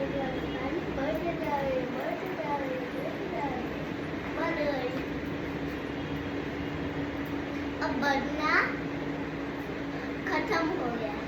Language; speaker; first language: Hindi; non-native, local second language; Gujarati